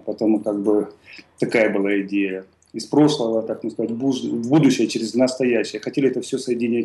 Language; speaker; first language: Russian; native; Russian